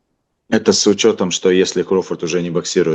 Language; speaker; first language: Russian; native; Russian